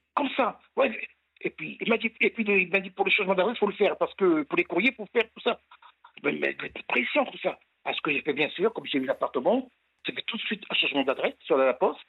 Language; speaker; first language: French; native; French